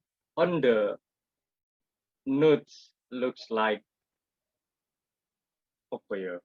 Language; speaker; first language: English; non-native, learner; Indonesian